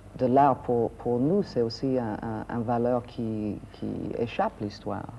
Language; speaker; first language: French; non-native, fluent; English